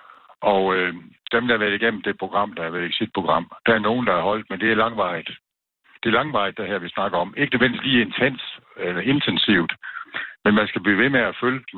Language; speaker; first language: Danish; native; Danish